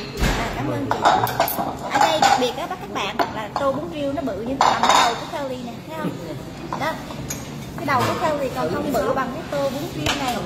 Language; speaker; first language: Vietnamese; early bilingual, heritage; Vietnamese